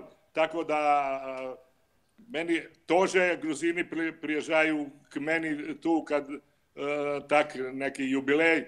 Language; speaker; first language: Russian; non-native, learner; Croatian